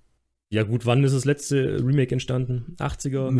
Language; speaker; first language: German; native; German